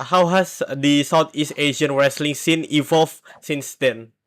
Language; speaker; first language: English; non-native, learner; Indonesian